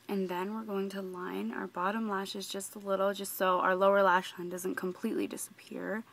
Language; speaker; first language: English; native; English